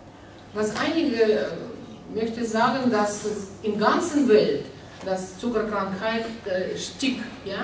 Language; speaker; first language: German; non-native, learner; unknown